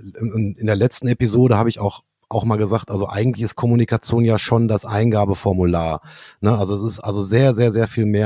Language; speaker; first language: German; native; German